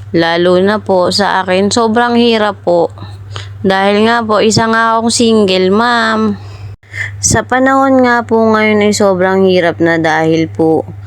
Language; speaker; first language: Filipino; native; Filipino